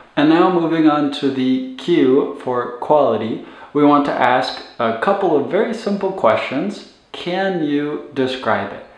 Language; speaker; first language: English; native; English